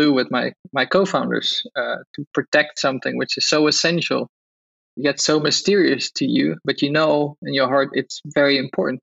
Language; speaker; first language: English; non-native, fluent; Dutch